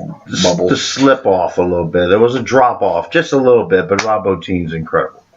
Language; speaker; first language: English; native; English